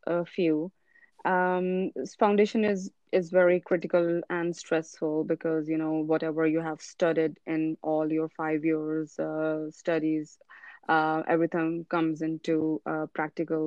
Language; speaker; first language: English; non-native, local second language; Urdu